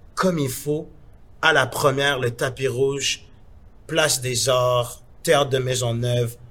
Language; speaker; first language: French; native; French